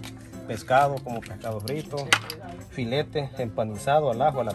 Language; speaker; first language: Spanish; native; Spanish